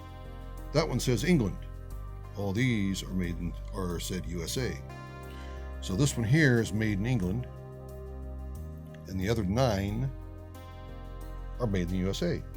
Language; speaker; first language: English; native; English